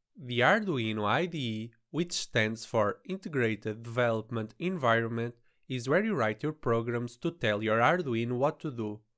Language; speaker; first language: English; non-native, fluent; Portuguese